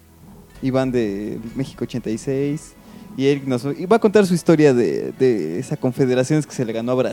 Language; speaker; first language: Spanish; native; Spanish